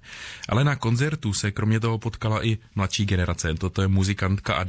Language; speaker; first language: Czech; native; Czech